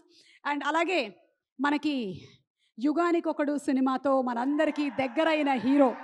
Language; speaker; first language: Telugu; native; Telugu